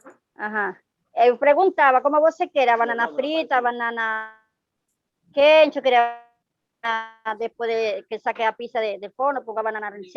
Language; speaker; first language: Portuguese; non-native, learner; Spanish